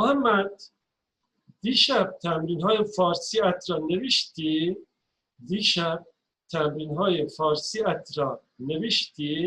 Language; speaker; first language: Persian; non-native, fluent; Turkish